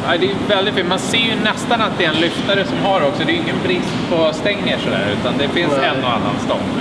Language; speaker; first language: Swedish; native; Swedish